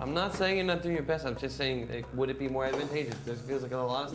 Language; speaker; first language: English; native; English